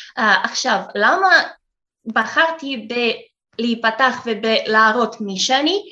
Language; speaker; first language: Hebrew; non-native, fluent; Russian